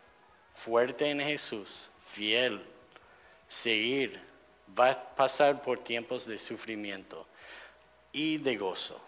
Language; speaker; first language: Spanish; non-native, fluent; English